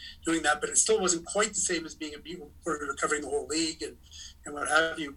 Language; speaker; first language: English; native; English